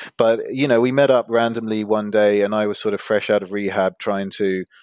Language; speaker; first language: English; native; English